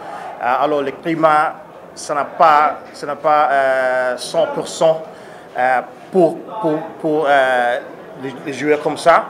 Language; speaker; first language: French; non-native, learner; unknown